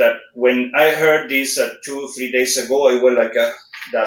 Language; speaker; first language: English; non-native, fluent; Spanish